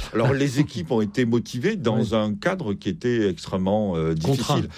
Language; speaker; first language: French; native; French